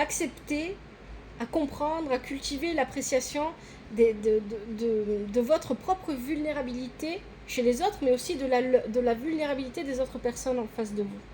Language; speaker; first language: French; native; French